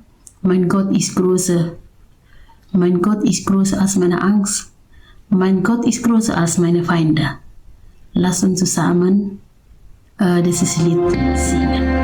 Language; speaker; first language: German; non-native, learner; Indonesian